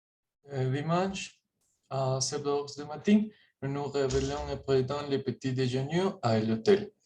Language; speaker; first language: French; non-native, learner; Spanish